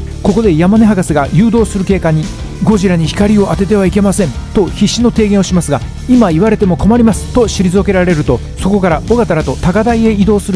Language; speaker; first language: Japanese; native; Japanese